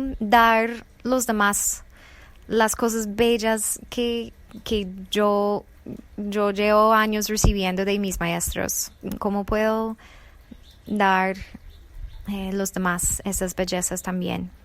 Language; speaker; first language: Spanish; non-native, fluent; English